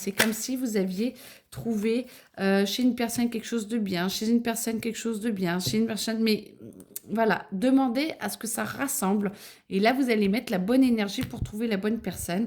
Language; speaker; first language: French; native; French